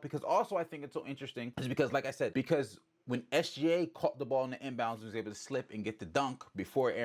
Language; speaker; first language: English; native; English